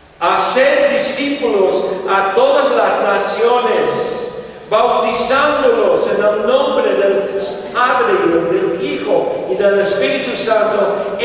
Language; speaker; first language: Spanish; non-native, fluent; English